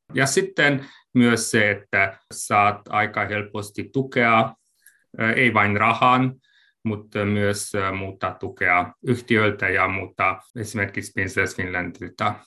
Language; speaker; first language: Finnish; non-native, fluent; Hungarian